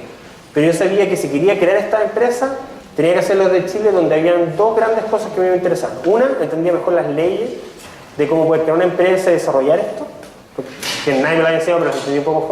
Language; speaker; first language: Spanish; native; Spanish